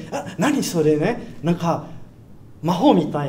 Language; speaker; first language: Japanese; non-native, learner; Portuguese